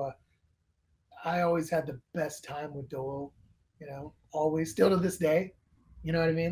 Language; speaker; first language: English; native; English